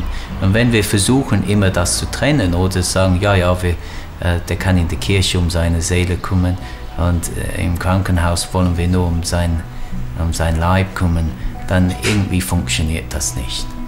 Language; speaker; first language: German; non-native, fluent; English